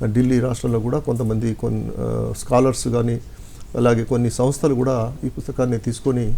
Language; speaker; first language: Telugu; non-native, local second language; Lambadi